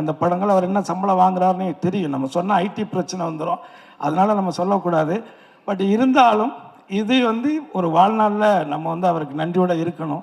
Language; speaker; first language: Tamil; native; Tamil